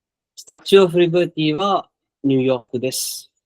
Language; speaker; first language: Japanese; non-native, learner; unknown